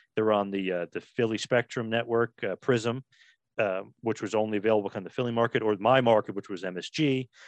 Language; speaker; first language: English; native; English